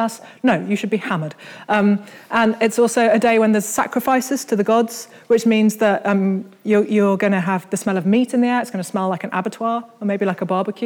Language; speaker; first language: English; native; English